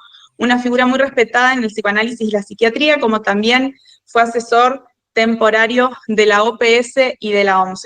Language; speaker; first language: Spanish; native; Spanish